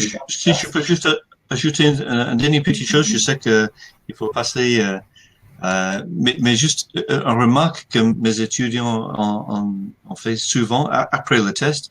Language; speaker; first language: French; non-native, fluent; English